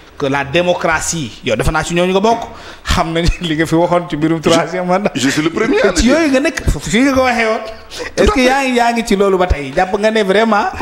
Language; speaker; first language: Wolof; native; Wolof